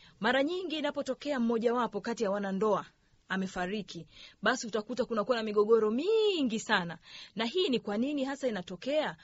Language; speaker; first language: Swahili; native; Swahili